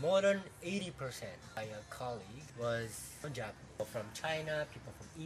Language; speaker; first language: English; non-native, fluent; Japanese